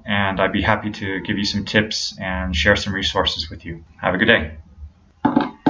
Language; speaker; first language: English; native; English